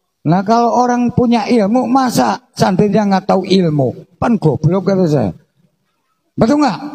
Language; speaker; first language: Indonesian; non-native, local second language; Sundanese